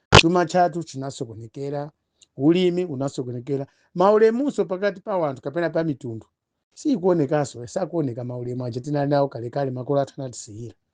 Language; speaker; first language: Nyanja; non-native, local second language; Tumbuka